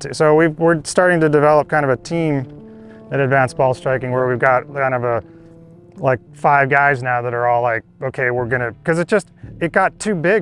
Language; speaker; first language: English; native; English